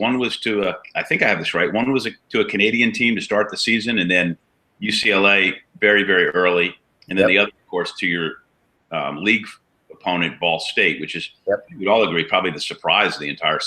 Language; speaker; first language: English; native; English